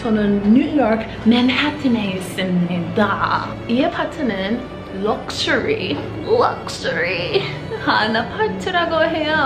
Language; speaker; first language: Korean; non-native, fluent; English